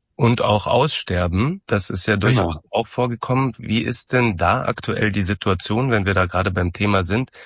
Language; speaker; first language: German; native; German